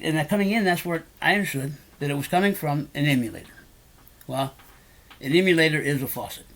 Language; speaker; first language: English; native; English